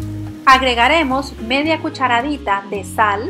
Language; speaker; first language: Spanish; native; Spanish